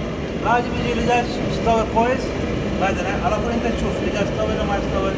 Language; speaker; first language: Arabic; non-native, learner; Urdu